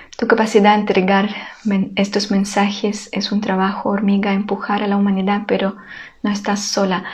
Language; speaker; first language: Spanish; non-native, fluent; Ukrainian